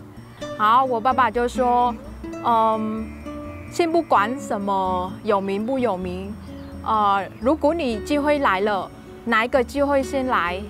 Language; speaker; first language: Chinese; non-native, fluent; Vietnamese